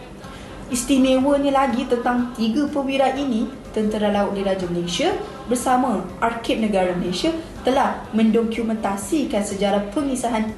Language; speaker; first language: Malay; native; Malay